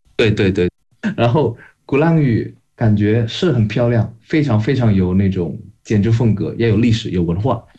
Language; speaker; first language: Chinese; non-native, fluent; Indonesian